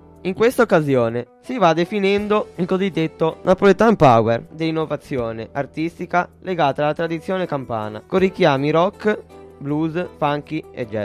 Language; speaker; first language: Italian; native; Italian